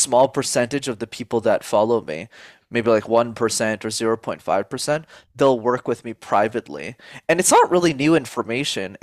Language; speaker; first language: English; native; English